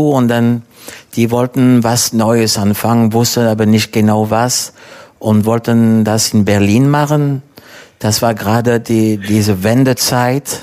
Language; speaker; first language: German; non-native, fluent; French